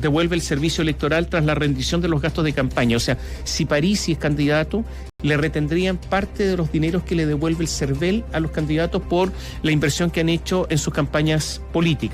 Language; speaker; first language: Spanish; native; Spanish